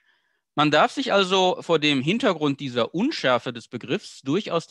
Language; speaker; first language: German; native; German